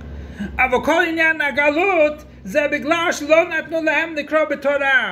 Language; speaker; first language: Hebrew; non-native, fluent; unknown